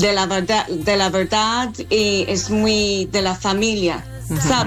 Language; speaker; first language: Spanish; non-native, fluent; English